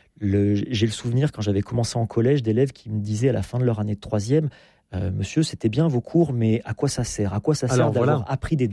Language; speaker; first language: French; native; French